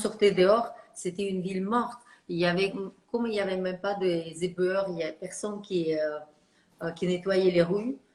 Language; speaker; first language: French; non-native, fluent; Russian